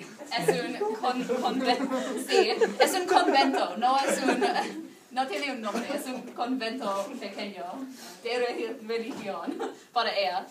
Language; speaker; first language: Spanish; non-native, learner; English